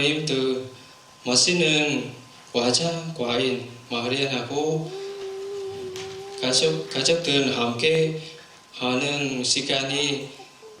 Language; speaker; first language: Korean; non-native, learner; Vietnamese